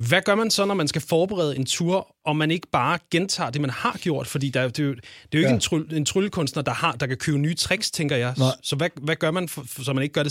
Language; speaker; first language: Danish; native; Danish